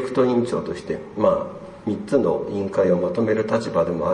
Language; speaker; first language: Japanese; native; Japanese